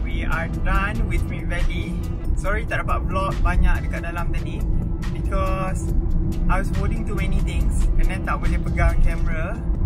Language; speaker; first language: English; non-native, local second language; Malay